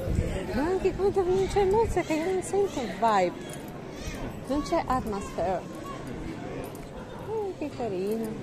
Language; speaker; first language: Italian; non-native, learner; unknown